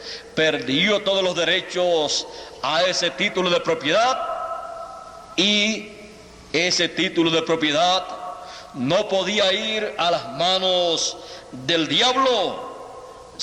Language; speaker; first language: Spanish; native; Spanish